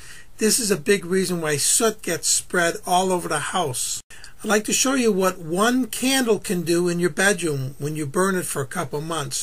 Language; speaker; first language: English; native; English